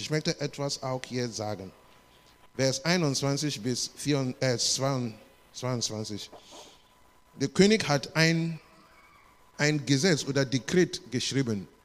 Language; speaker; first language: German; non-native, learner; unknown